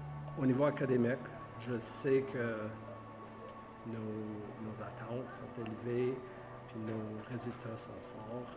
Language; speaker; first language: French; native; French